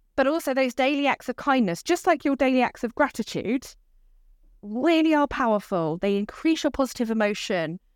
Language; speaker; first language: English; native; English